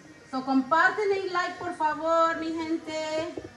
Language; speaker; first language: Spanish; early bilingual, heritage; Spanish